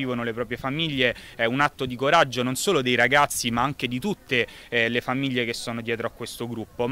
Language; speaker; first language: Italian; native; Italian